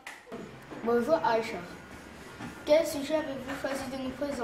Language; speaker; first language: French; native; French